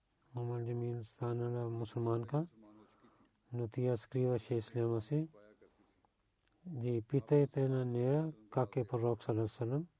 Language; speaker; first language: Bulgarian; non-native, learner; Urdu